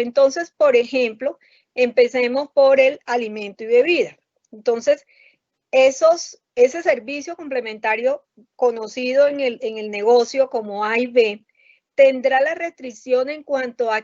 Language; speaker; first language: Spanish; native; Spanish